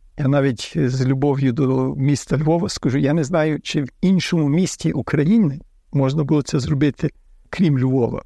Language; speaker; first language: Ukrainian; early bilingual, heritage; Ukrainian